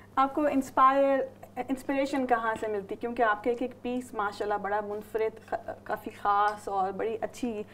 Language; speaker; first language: Urdu; native; Urdu